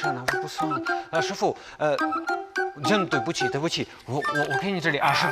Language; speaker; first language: Chinese; non-native, learner; English